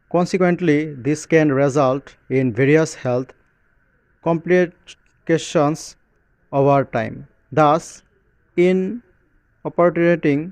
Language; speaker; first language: English; non-native, local second language; Bangla